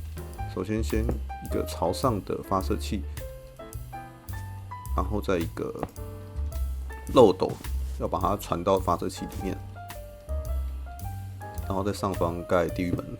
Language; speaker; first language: Chinese; native; Chinese